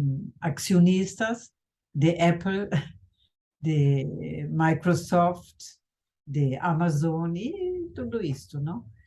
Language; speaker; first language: Portuguese; non-native, fluent; German